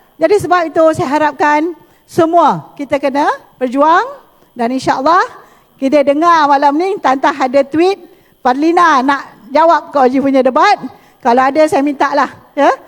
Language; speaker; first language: Malay; native; Malay